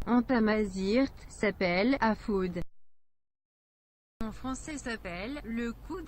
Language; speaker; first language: French; non-native, learner; Berber languages